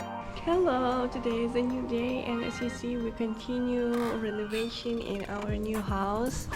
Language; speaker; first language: English; non-native, fluent; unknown